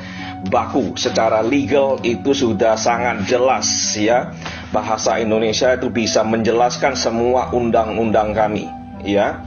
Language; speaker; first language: Indonesian; native; Indonesian